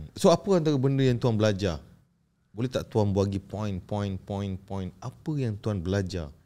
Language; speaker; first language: Malay; native; Malay